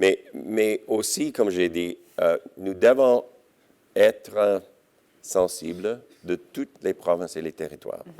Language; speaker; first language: French; non-native, local second language; English